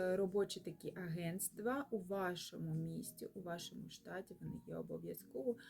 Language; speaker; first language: Ukrainian; non-native, local second language; Russian